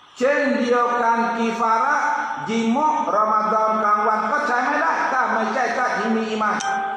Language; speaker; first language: Thai; non-native, local second language; Pattani Malay